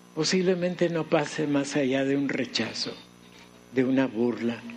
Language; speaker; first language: Spanish; native; Spanish